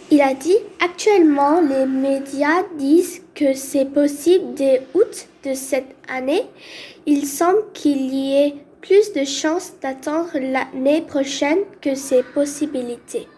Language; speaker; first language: French; non-native, learner; Korean